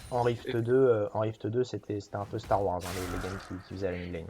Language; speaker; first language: French; native; French